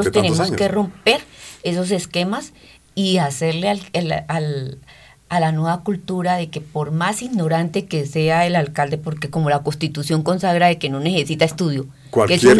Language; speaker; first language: Spanish; native; Spanish